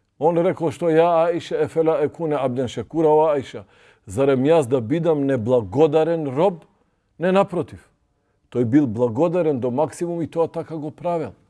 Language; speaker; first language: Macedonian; non-native, local second language; Albanian